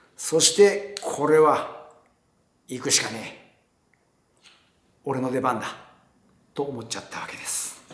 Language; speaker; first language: Japanese; native; Japanese